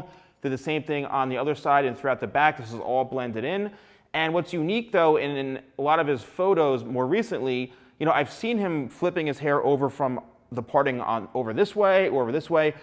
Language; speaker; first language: English; native; English